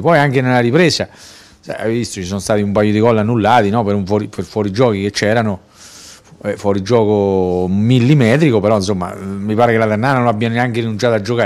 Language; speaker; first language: Italian; native; Italian